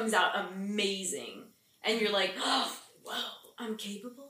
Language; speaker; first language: English; native; English